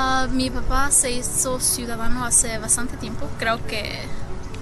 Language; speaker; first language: Spanish; early bilingual, heritage; Spanish